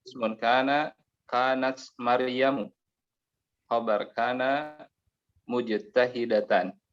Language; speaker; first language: Arabic; non-native, learner; Sundanese